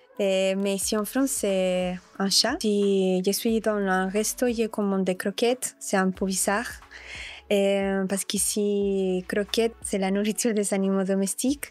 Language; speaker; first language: French; non-native, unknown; Spanish